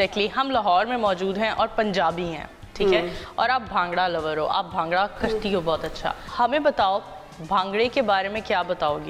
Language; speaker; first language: Hindi; native; Hindi